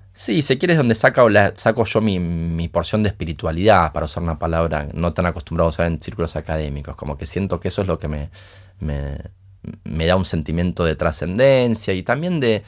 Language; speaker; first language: Spanish; early bilingual, other home language; Portuguese